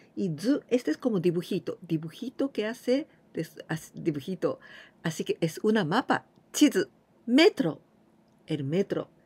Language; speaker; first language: Spanish; non-native, fluent; Japanese